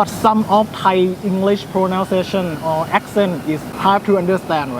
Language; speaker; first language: English; non-native, learner; Thai